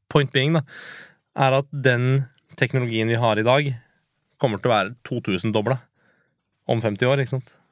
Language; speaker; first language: Norwegian; early bilingual, other home language; Persian